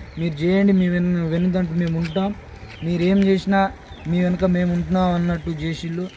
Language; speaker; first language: Telugu; non-native, local second language; Lambadi